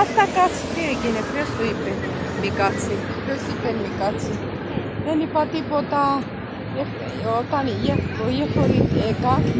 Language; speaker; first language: Greek; non-native, learner; Armenian